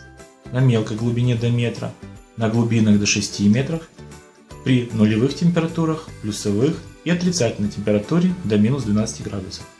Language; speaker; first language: Russian; native; Russian